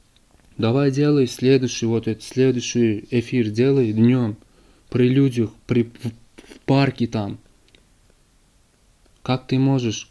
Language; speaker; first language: Russian; non-native, learner; Turkmen